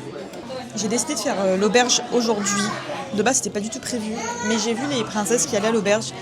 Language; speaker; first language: French; native; French